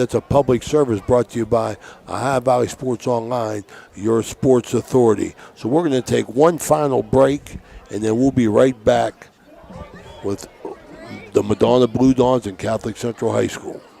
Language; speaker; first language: English; native; English